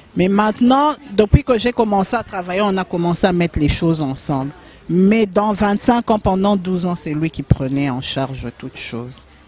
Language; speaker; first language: French; non-native, local second language; Lingala